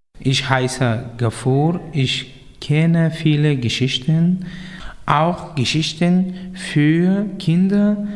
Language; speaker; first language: German; non-native, learner; Persian